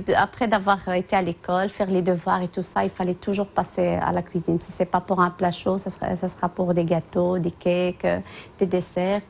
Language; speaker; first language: French; non-native, local second language; Tachelhit